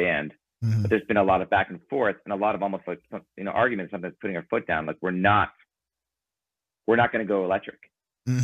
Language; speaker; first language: English; early bilingual, other home language; Ukrainian